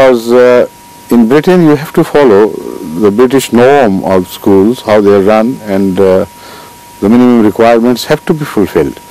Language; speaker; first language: English; non-native, local second language; Urdu